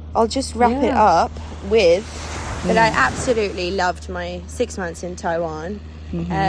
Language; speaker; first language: English; native; English